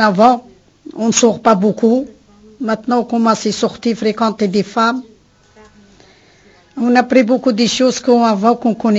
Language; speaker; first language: French; non-native, learner; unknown